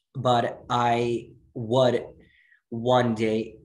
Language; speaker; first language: English; native; English